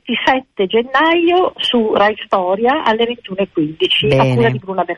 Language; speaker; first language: Italian; native; Italian